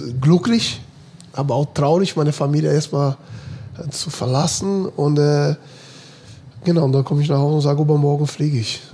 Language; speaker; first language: German; non-native, fluent; Portuguese